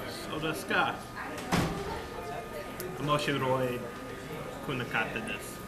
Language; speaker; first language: Japanese; non-native, learner; English